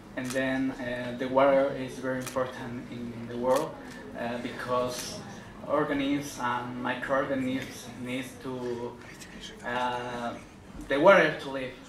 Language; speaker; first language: English; non-native, learner; Spanish